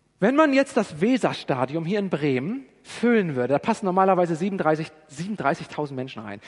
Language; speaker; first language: German; native; German